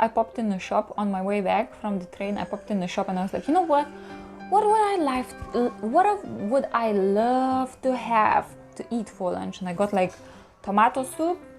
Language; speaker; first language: English; non-native, fluent; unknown